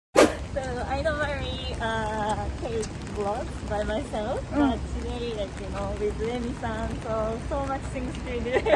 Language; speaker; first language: English; non-native, fluent; Japanese